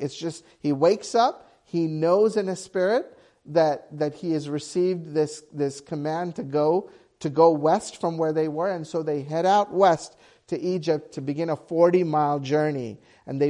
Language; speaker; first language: English; non-native, local second language; Tamil